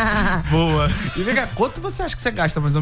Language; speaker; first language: Portuguese; native; Portuguese